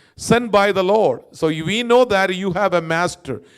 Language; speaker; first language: English; non-native, local second language; Malayalam